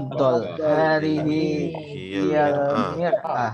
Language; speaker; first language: Arabic; non-native, learner; Indonesian